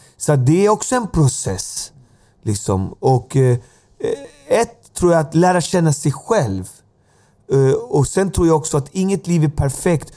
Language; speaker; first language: Swedish; native; Swedish